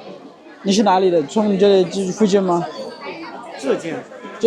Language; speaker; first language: Chinese; non-native, learner; Amharic